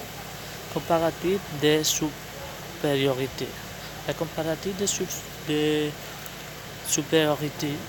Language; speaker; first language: French; non-native, learner; Spanish